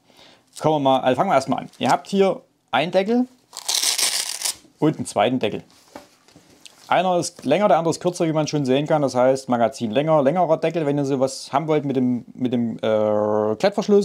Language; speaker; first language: German; native; German